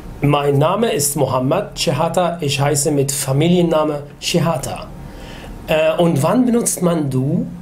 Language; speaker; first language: German; non-native, fluent; Arabic